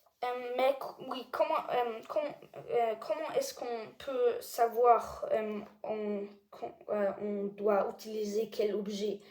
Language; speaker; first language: French; non-native, learner; German